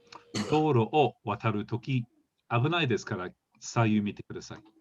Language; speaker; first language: Japanese; non-native, fluent; English